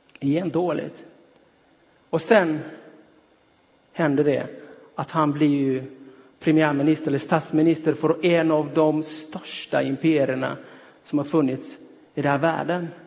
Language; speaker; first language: Swedish; non-native, fluent; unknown